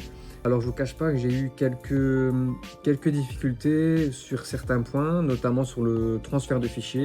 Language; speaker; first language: French; native; French